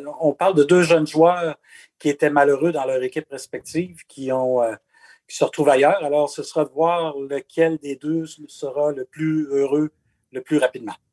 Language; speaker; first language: French; native; French